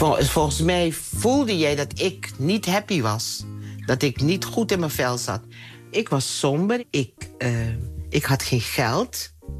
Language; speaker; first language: Dutch; non-native, local second language; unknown